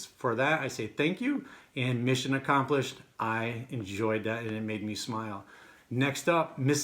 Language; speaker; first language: English; native; English